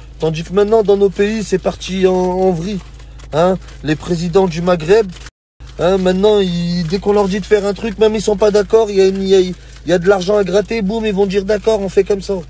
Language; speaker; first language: French; early bilingual, other home language; Arabic